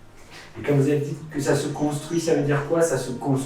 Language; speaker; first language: French; native; French